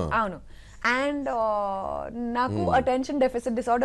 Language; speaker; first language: Telugu; non-native, fluent; Hindi